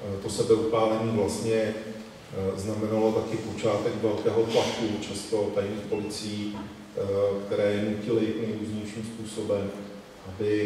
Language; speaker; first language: Czech; native; Czech